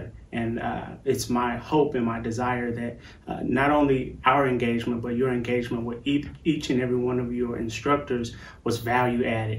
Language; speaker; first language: English; native; English